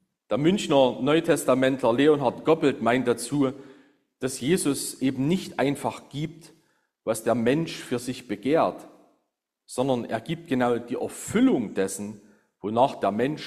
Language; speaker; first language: German; native; German